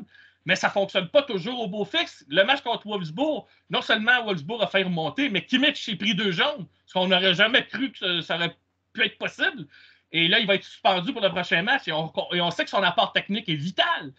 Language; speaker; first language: French; native; French